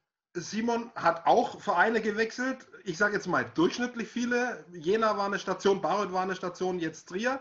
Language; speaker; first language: German; native; German